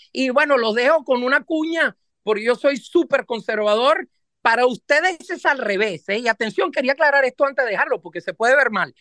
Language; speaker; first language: Spanish; native; Spanish